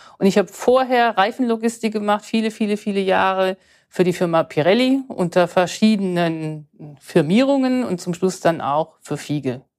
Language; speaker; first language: German; native; German